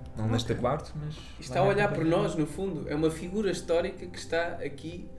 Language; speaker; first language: Portuguese; non-native, fluent; German